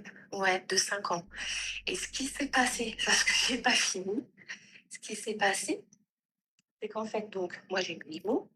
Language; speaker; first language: French; native; French